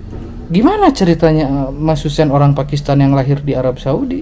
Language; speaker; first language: Indonesian; non-native, local second language; Sundanese